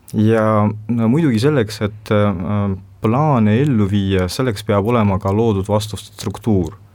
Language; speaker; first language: Estonian; non-native, local second language; Russian